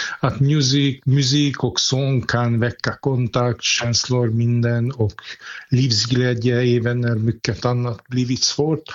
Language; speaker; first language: Swedish; non-native, fluent; Hungarian